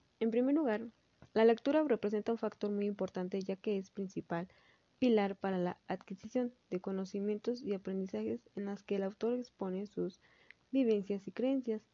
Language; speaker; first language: Spanish; native; Spanish